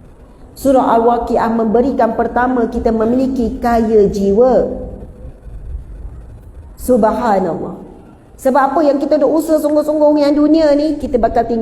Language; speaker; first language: Malay; native; Malay